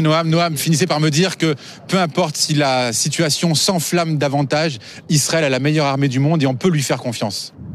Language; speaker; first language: French; native; French